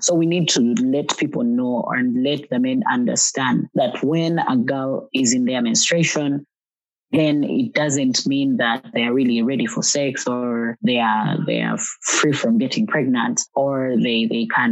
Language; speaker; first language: English; non-native, local second language; Ganda